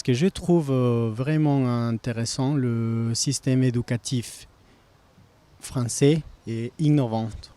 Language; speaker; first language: French; non-native, fluent; Spanish